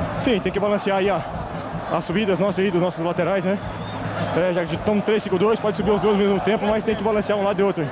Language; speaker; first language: Portuguese; native; Portuguese